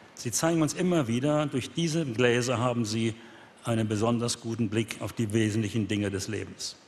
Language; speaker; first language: German; native; German